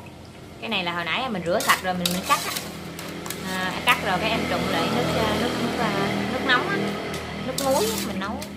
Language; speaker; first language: Vietnamese; native; Vietnamese